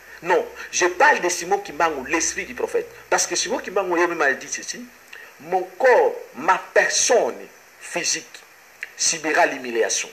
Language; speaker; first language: French; non-native, local second language; Lingala